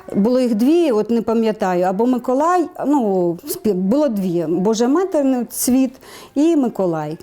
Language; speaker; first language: Ukrainian; native; Ukrainian